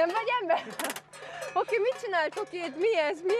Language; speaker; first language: Hungarian; non-native, learner; Korean